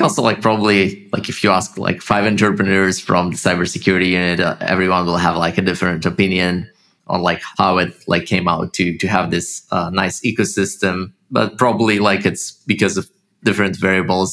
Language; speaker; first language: English; non-native, fluent; Russian